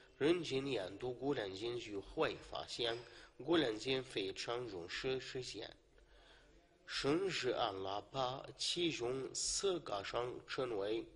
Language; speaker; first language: Chinese; non-native, learner; Arabic